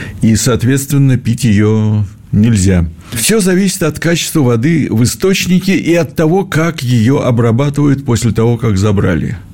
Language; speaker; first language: Russian; native; Russian